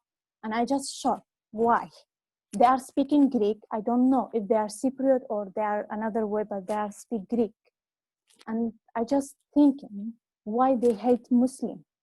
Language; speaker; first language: English; non-native, learner; Kurdish